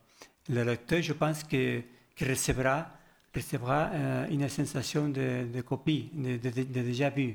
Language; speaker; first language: French; non-native, learner; Spanish